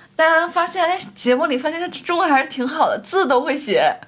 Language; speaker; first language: Chinese; native; Chinese